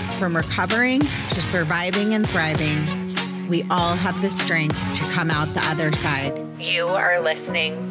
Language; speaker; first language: English; native; English